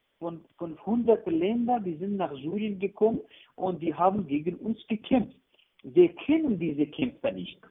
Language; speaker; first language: German; non-native, learner; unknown